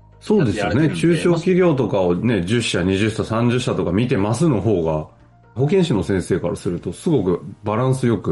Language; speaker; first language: Japanese; native; Japanese